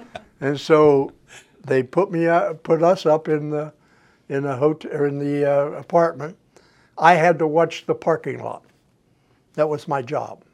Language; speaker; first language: English; native; English